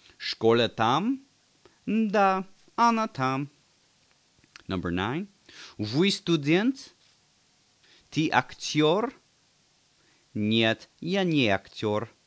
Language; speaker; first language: Russian; non-native, learner; English